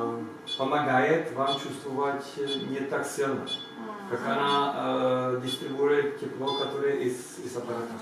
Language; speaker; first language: Russian; non-native, learner; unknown